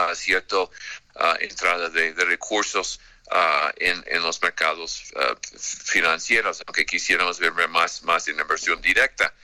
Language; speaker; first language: Spanish; non-native, fluent; English